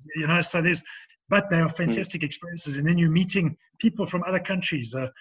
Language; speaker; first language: English; native; English